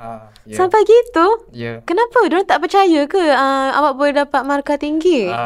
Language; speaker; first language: Malay; native; Malay